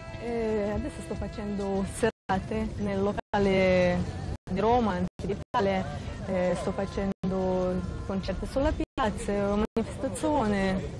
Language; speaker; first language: Italian; non-native, learner; Russian